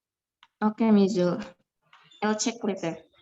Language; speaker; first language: English; non-native, learner; Indonesian